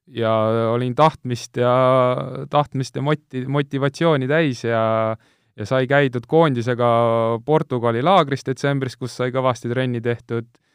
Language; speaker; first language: Estonian; native; Estonian